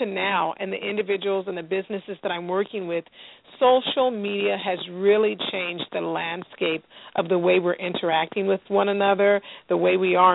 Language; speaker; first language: English; native; English